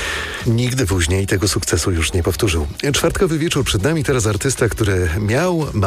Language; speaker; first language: Polish; native; Polish